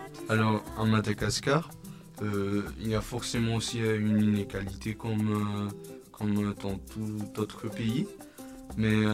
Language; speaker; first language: French; non-native, local second language; Malagasy